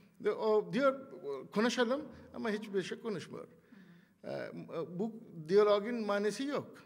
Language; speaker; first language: Turkish; non-native, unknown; Urdu